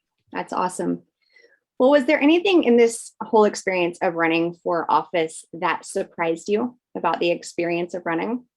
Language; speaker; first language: English; native; English